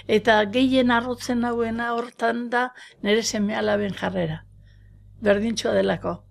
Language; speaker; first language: Basque; native; Basque